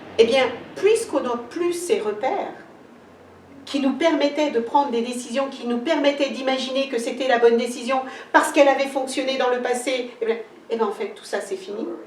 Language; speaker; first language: French; early bilingual, other home language; Kabuverdianu